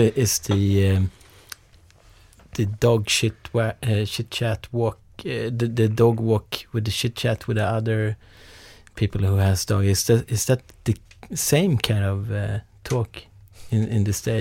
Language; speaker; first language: English; non-native, fluent; Swedish